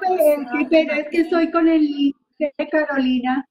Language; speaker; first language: Spanish; native; Spanish